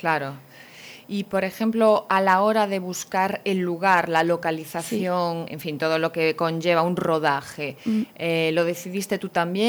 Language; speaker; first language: Spanish; native; Spanish